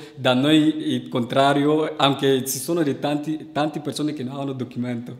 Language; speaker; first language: Italian; non-native, learner; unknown